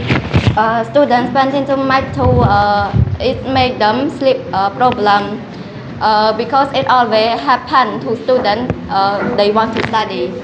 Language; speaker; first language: English; non-native, learner; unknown